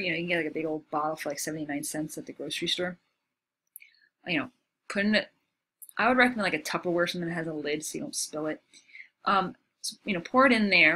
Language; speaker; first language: English; native; English